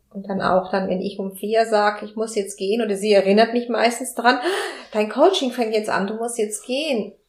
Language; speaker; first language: German; non-native, fluent; Spanish